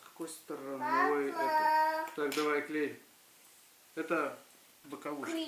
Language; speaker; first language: Russian; native; Russian